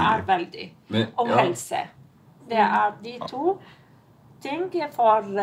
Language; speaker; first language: Norwegian; non-native, learner; Arabic